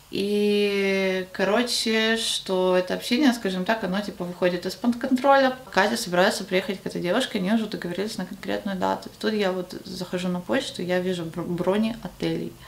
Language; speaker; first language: Russian; native; Russian